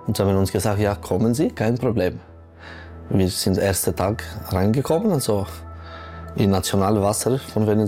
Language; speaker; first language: German; non-native, local second language; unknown